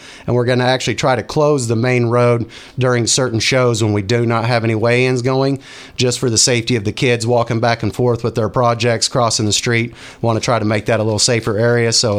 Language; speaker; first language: English; native; English